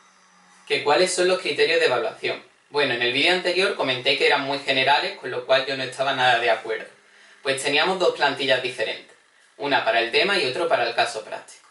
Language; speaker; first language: Spanish; native; Spanish